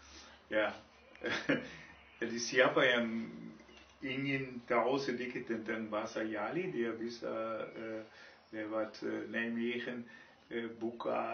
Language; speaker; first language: Indonesian; non-native, fluent; German